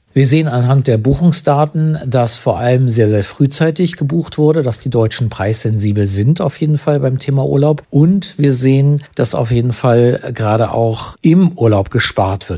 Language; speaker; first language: German; native; German